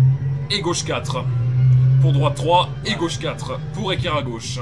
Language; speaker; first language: French; native; French